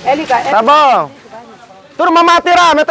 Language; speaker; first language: Portuguese; non-native, learner; Vietnamese